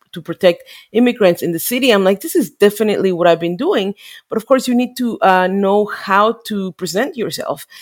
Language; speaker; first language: English; non-native, fluent; Spanish